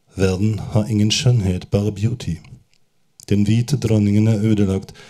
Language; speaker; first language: Norwegian; non-native, fluent; German